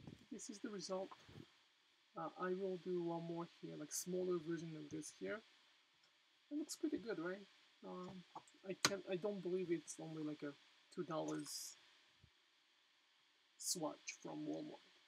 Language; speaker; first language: English; non-native, fluent; Japanese